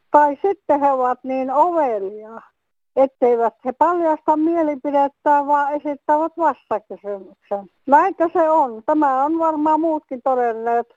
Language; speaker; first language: Finnish; native; Finnish